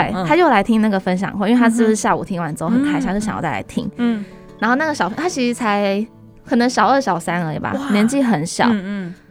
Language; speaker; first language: Chinese; native; Chinese